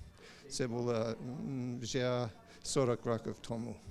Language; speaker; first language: Ukrainian; non-native, learner; English